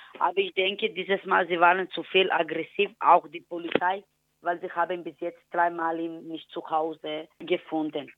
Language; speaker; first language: German; non-native, learner; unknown